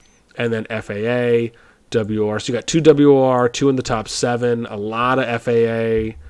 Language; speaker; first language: English; native; English